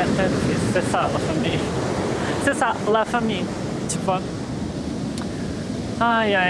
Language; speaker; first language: French; non-native, fluent; Portuguese